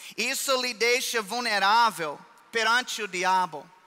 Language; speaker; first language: Portuguese; non-native, fluent; English